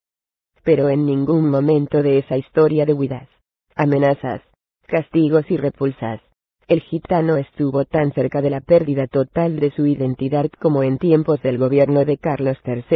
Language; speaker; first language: Spanish; native; Spanish